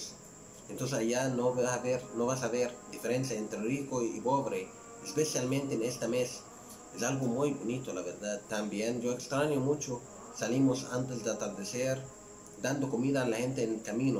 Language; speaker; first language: Spanish; non-native, learner; Arabic